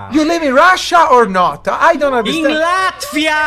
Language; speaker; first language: English; non-native, fluent; Italian